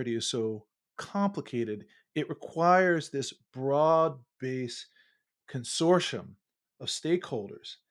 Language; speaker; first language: English; native; English